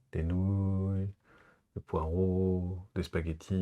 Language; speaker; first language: French; native; French